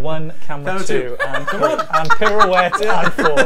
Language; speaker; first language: English; native; English